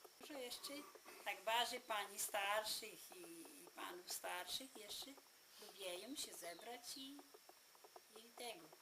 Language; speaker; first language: Polish; early bilingual, heritage; Polish